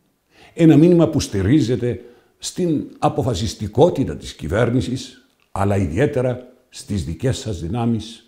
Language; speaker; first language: Greek; native; Greek